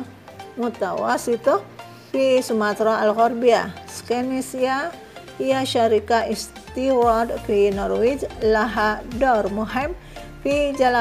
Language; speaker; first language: Arabic; non-native, learner; Indonesian